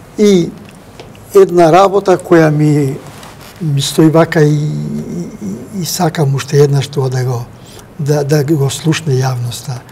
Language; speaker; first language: Macedonian; non-native, local second language; Albanian